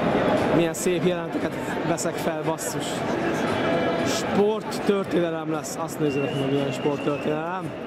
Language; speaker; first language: Hungarian; native; Hungarian